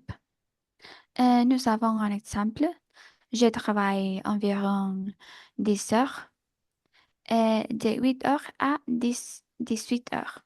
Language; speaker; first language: French; non-native, learner; Spanish